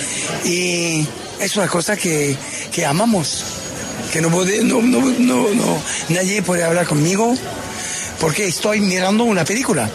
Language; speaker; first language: Spanish; non-native, fluent; French